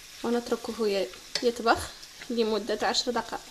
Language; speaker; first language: Arabic; native; Arabic